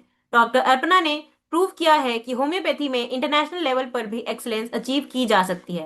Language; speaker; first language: Hindi; native; Hindi